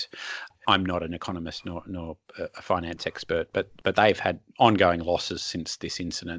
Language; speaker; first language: English; native; English